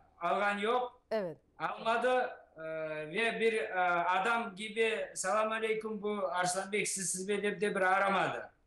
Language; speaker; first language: Turkish; non-native, learner; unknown